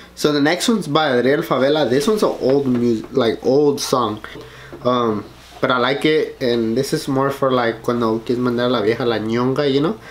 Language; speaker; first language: English; early bilingual, other home language; Spanish